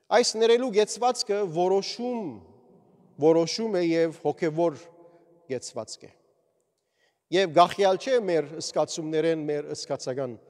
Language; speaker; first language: Armenian; early bilingual, heritage; Armenian